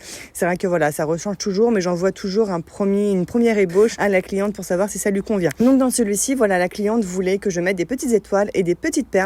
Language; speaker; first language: French; native; French